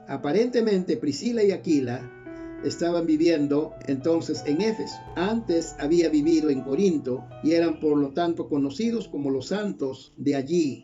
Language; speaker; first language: Spanish; native; Spanish